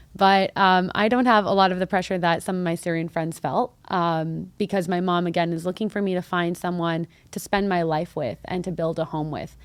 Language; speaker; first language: English; early bilingual, other home language; Arabic